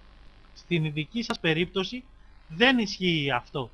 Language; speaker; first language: Greek; native; Greek